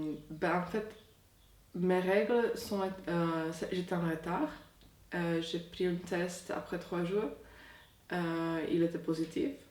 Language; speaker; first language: French; non-native, fluent; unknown